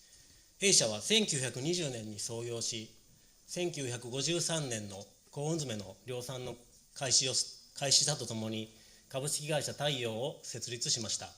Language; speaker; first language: Japanese; native; Japanese